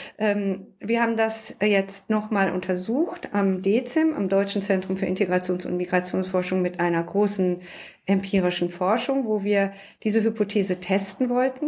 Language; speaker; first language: German; early bilingual, other home language; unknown